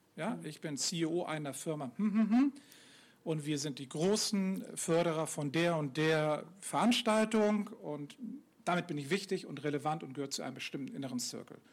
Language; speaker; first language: German; native; German